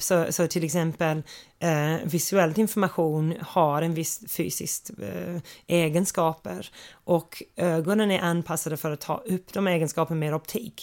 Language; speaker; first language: Swedish; non-native, fluent; English